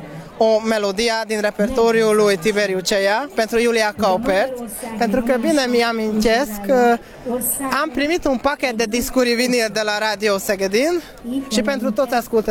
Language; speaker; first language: Romanian; non-native, learner; Hungarian